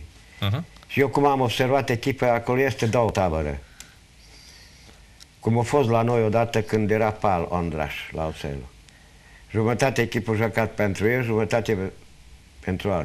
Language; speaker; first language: Romanian; non-native, local second language; Hungarian